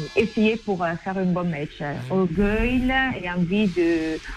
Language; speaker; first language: French; non-native, fluent; Italian